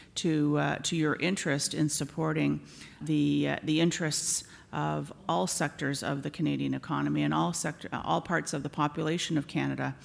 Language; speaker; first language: English; native; English